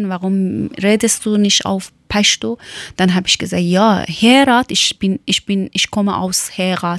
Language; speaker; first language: German; non-native, learner; Persian